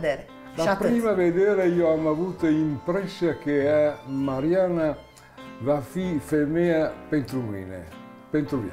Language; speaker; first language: Romanian; non-native, learner; Italian